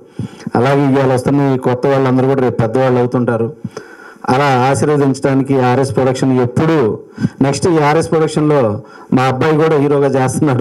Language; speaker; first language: Telugu; native; Telugu